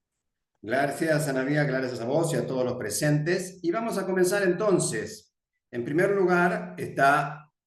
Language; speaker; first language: Spanish; native; Spanish